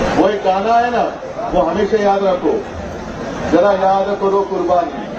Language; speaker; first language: Hindi; non-native, local second language; Marathi